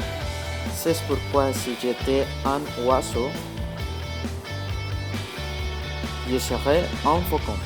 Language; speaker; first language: French; non-native, learner; Spanish